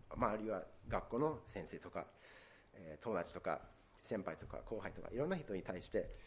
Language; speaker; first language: Japanese; non-native, fluent; English